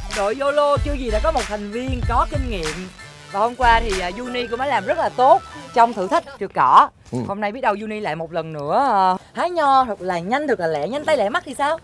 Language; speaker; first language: Vietnamese; native; Vietnamese